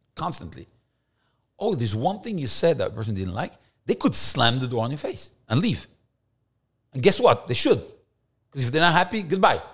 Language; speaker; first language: English; non-native, fluent; French